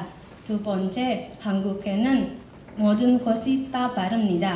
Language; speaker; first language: Korean; non-native, learner; Indonesian